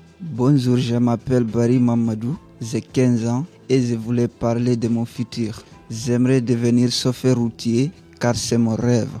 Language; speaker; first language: French; non-native, learner; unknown